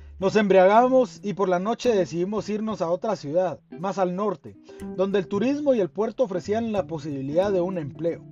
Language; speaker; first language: Spanish; native; Spanish